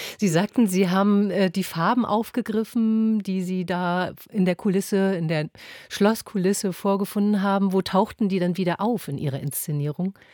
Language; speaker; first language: German; native; German